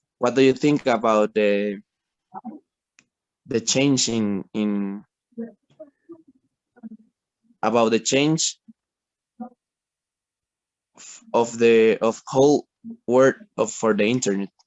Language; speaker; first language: English; non-native, learner; Spanish